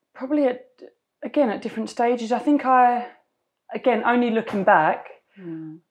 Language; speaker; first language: English; native; English